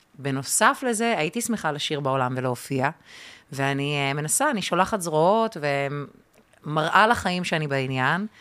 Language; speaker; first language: Hebrew; early bilingual, other home language; Russian